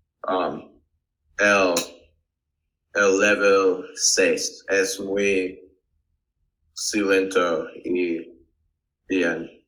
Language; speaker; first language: Spanish; non-native, learner; English